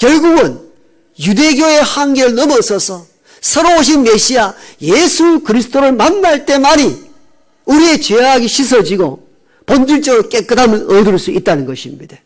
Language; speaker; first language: Korean; native; Korean